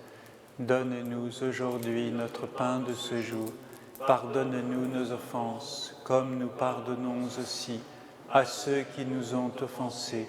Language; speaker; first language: French; native; French